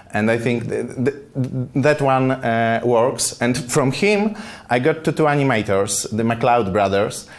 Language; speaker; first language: English; non-native, fluent; Polish